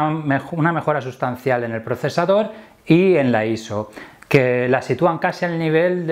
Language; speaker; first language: Spanish; native; Spanish